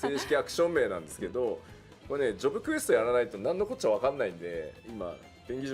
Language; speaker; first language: Japanese; native; Japanese